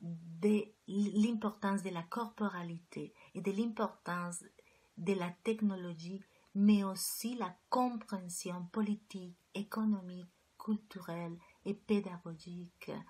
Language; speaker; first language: French; non-native, fluent; Spanish